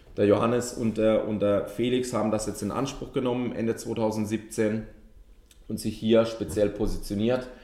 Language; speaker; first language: German; native; German